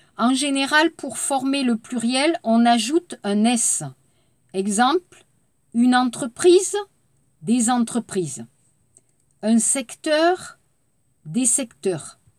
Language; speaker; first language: French; native; French